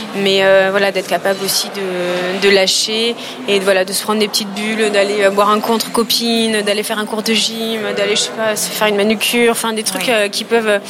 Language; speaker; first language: French; native; French